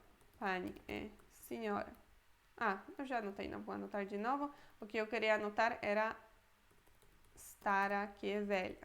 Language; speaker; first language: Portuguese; non-native, fluent; Polish